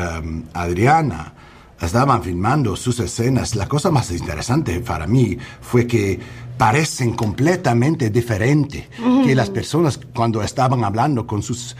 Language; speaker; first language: Spanish; early bilingual, heritage; English